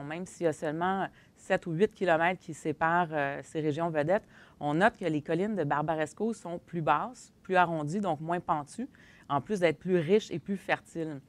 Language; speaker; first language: French; native; French